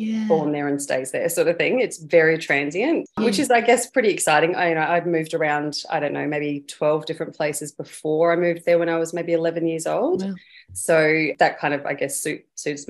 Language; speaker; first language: English; native; English